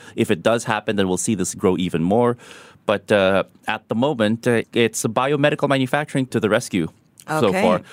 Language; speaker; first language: English; non-native, local second language; Filipino